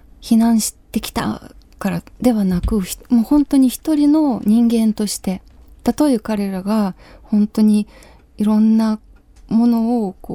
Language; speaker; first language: Japanese; non-native, fluent; Ukrainian